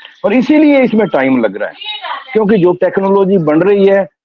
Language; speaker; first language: Hindi; native; Hindi